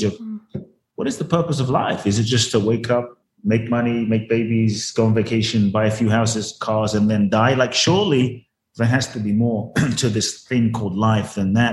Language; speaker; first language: English; native; English